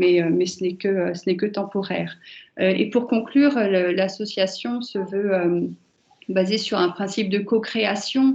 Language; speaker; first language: French; native; French